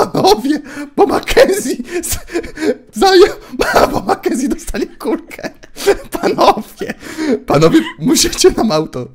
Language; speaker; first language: Polish; native; Polish